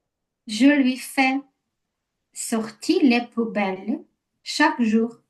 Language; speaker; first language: French; non-native, learner; Ukrainian